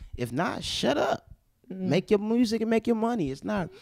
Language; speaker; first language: English; native; English